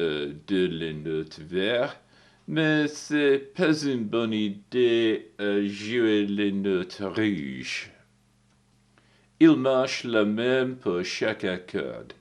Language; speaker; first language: French; non-native, learner; English